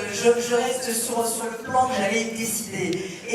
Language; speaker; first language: French; native; French